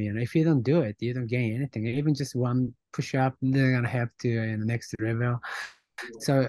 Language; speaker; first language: English; non-native, fluent; Japanese